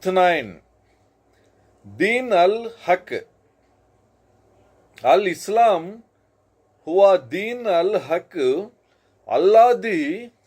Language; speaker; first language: Arabic; non-native, learner; Telugu